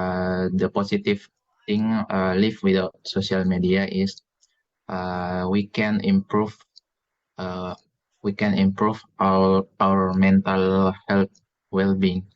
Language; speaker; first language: English; non-native, learner; Indonesian